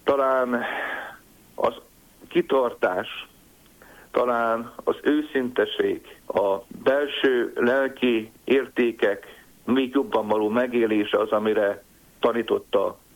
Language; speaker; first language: Hungarian; native; Hungarian